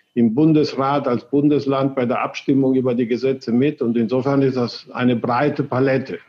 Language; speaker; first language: German; early bilingual, other home language; Spanish